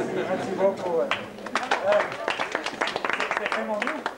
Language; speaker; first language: French; non-native, local second language; German